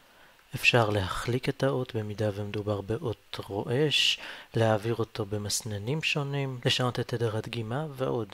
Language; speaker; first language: Hebrew; native; Hebrew